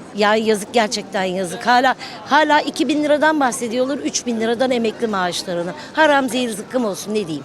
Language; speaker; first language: Turkish; native; Turkish